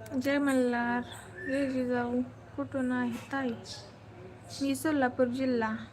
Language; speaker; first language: Marathi; non-native, local second language; Kannada